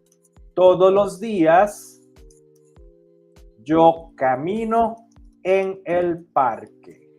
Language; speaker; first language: Spanish; non-native, fluent; English